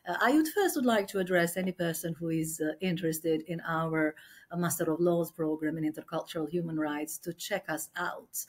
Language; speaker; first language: English; non-native, fluent; Albanian